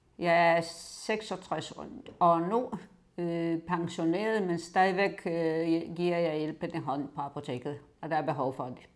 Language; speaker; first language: Danish; non-native, fluent; Polish